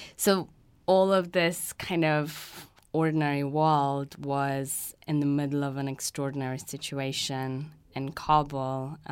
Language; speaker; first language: English; early bilingual, other home language; Persian